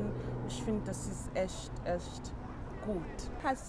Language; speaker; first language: German; non-native, fluent; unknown